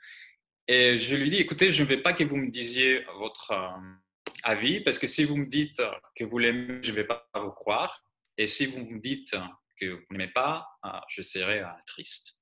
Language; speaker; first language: French; non-native, fluent; Greek